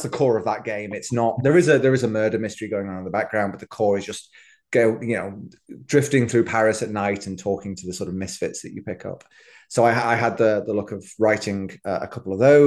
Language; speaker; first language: English; native; English